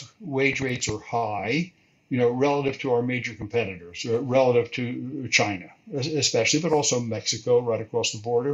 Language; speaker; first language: English; native; English